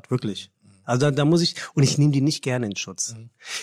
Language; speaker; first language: German; native; German